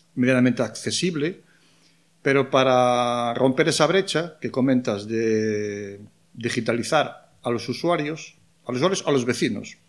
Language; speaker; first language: Spanish; non-native, local second language; Galician